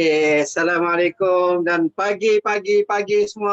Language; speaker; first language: Malay; native; Malay